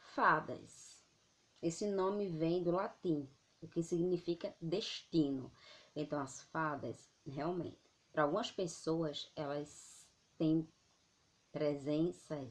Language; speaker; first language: Portuguese; native; Portuguese